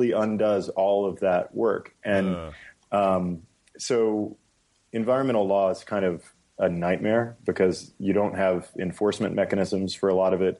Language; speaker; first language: English; native; English